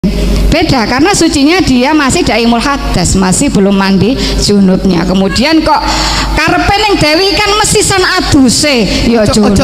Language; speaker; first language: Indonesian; non-native, local second language; Javanese